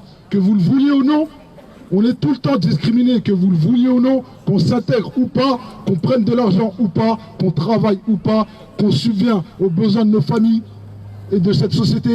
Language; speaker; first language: French; native; French